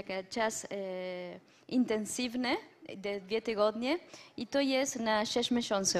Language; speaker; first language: Polish; non-native, learner; French